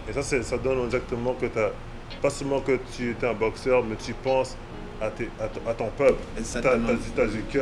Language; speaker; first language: French; native; French